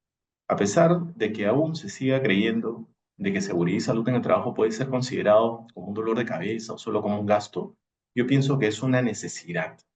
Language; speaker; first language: Spanish; native; Spanish